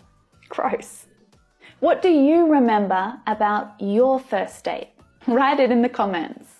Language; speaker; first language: English; native; English